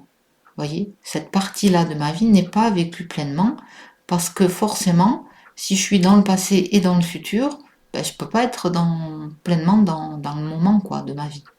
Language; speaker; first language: French; native; French